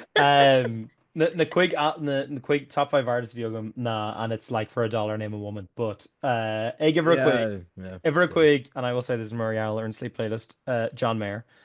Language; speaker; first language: Irish; native; Irish